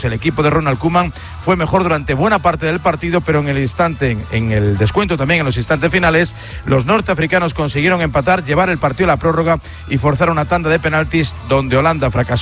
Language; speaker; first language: Spanish; native; Spanish